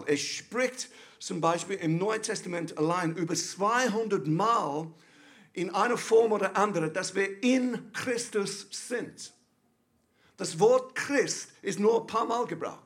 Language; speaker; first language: German; non-native, fluent; English